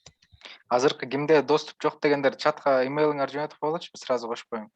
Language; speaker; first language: Kyrgyz; native; Kyrgyz